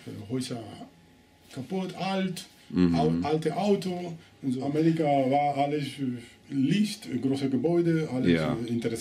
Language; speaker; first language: German; non-native, learner; Spanish